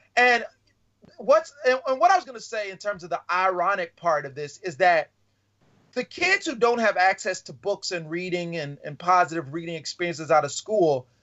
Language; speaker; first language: English; native; English